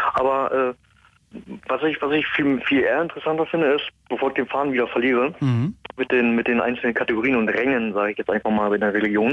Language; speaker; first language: German; native; German